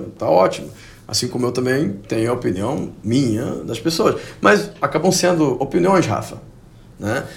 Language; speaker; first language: Portuguese; non-native, fluent; Spanish